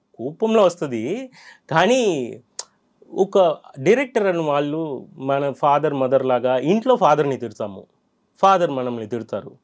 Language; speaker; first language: Telugu; non-native, fluent; Tamil